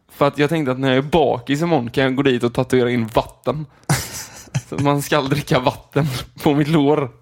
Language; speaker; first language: Swedish; native; Swedish